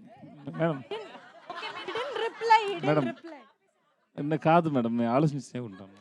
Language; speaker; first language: Telugu; non-native, learner; Tamil